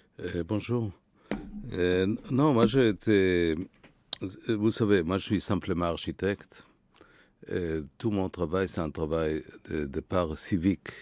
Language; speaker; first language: French; non-native, fluent; Hebrew